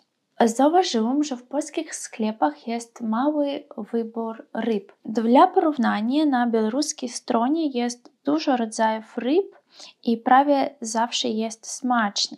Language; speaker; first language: Polish; non-native, fluent; Russian